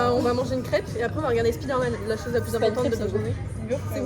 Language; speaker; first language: French; native; French